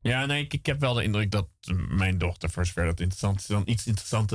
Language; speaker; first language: Dutch; native; Dutch